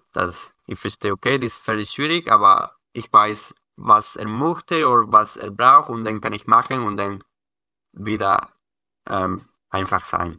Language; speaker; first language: German; non-native, learner; Spanish